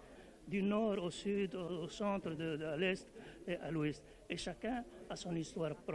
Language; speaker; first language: French; non-native, local second language; Arabic